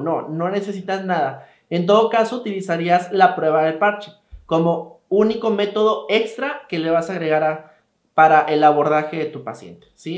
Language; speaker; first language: Spanish; native; Spanish